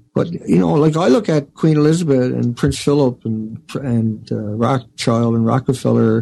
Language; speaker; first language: English; native; English